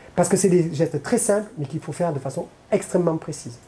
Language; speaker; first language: French; native; French